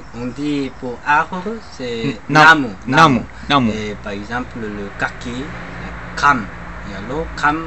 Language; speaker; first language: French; non-native, learner; Korean